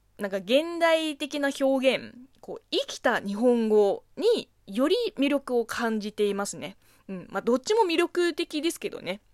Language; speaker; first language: Japanese; non-native, fluent; Chinese